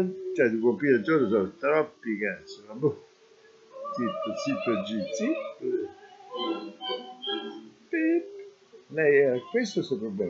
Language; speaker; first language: Italian; native; Italian